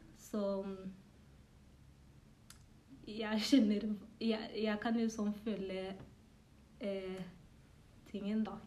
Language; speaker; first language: Norwegian; early bilingual, other home language; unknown